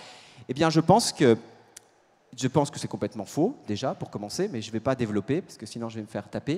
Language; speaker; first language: French; native; French